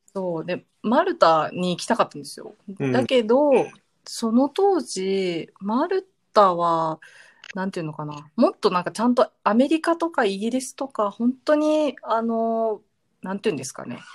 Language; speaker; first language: Japanese; native; Japanese